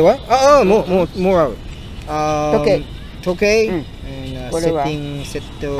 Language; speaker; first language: Japanese; non-native, learner; English